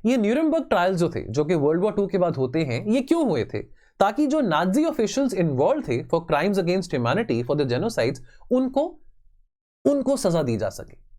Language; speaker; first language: Hindi; native; Hindi